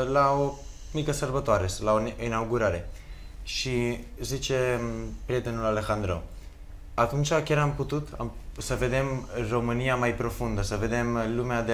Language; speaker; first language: Romanian; early bilingual, other home language; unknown